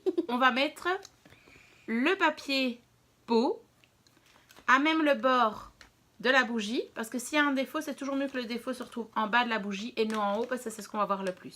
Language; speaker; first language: French; native; French